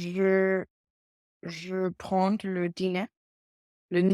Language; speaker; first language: French; non-native, learner; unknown